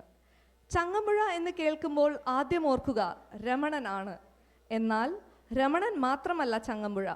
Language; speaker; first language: Malayalam; native; Malayalam